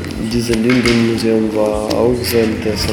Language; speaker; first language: German; non-native, learner; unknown